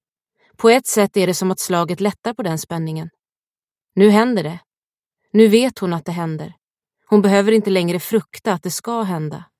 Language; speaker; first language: Swedish; native; Swedish